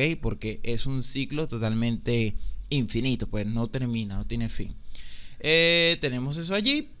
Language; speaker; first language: Spanish; native; Spanish